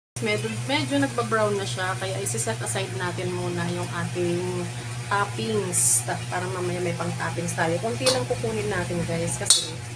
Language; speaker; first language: Filipino; non-native, local second language; Waray